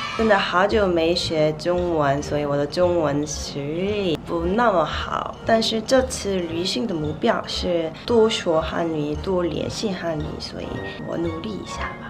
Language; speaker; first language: Chinese; non-native, learner; Korean